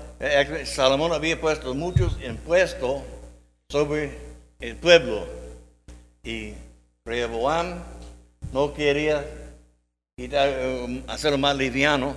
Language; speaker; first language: Spanish; non-native, learner; English